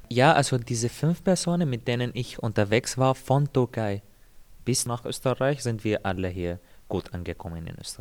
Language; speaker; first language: German; non-native, fluent; Arabic